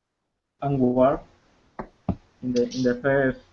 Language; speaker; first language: English; non-native, learner; Spanish